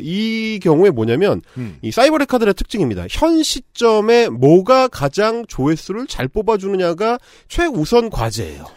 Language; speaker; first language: Korean; native; Korean